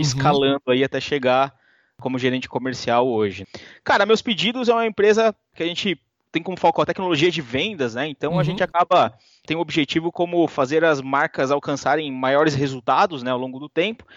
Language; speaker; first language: Portuguese; native; Portuguese